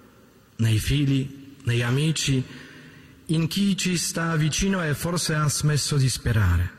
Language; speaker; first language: Italian; native; Italian